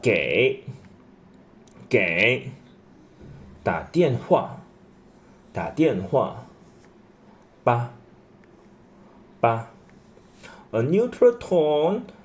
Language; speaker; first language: Chinese; non-native, fluent; English